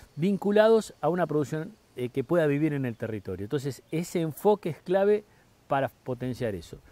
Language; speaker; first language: Spanish; native; Spanish